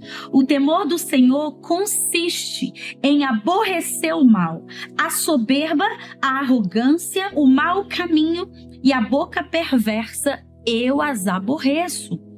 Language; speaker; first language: Portuguese; native; Portuguese